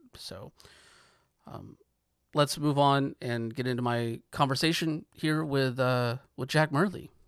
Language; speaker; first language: English; native; English